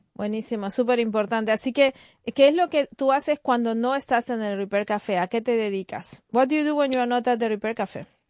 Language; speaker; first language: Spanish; native; Spanish